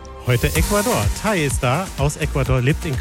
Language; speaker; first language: German; native; German